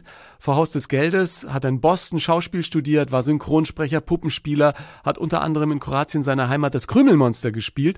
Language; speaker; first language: German; native; German